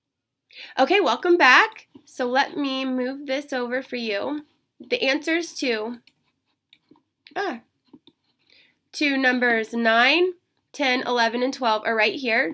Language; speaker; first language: English; native; English